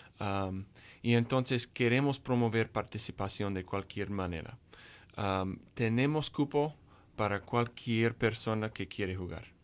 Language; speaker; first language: Spanish; non-native, fluent; English